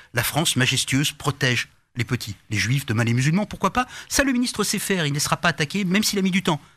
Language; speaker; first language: French; native; French